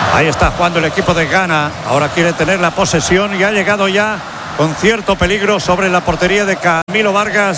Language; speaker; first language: Spanish; native; Spanish